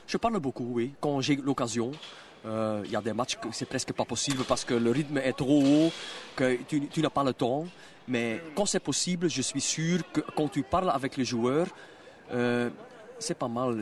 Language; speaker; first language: French; non-native, local second language; Dutch